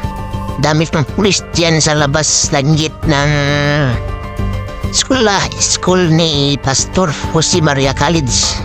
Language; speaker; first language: Filipino; non-native, local second language; Cebuano